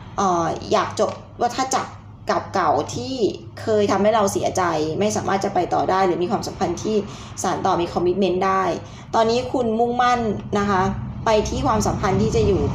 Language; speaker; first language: Thai; native; Thai